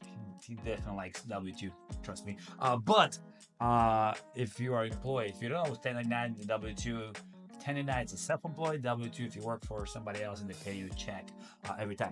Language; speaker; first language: English; non-native, fluent; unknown